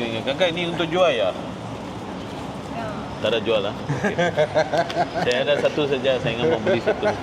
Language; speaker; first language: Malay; non-native, local second language; Tamil